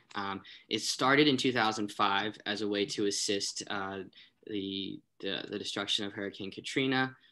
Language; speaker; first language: English; native; English